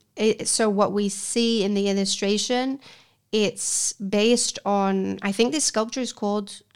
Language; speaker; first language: English; non-native, fluent; Spanish